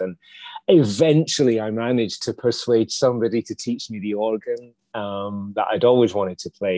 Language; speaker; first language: English; native; English